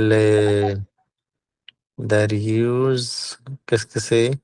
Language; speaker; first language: French; non-native, learner; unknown